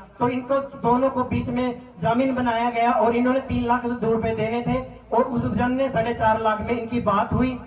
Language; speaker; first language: Hindi; native; Hindi